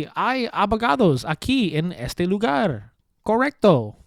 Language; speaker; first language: Spanish; early bilingual, other home language; English